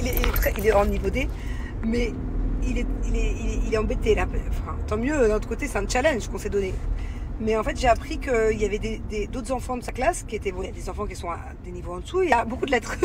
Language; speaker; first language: French; native; French